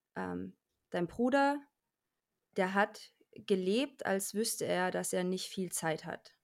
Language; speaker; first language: German; native; German